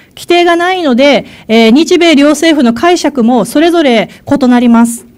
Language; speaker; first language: Japanese; native; Japanese